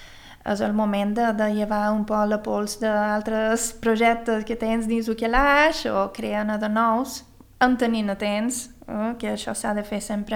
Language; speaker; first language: Catalan; early bilingual, other home language; Swedish